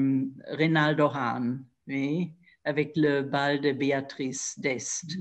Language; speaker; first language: French; non-native, fluent; German